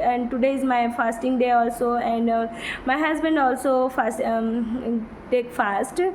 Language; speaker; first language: English; non-native, learner; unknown